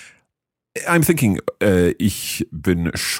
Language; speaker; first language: German; non-native, learner; English